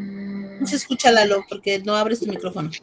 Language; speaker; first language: Spanish; native; Spanish